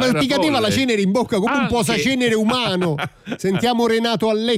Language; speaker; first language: Italian; native; Italian